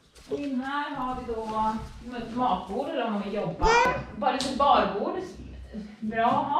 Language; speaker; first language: Swedish; native; Swedish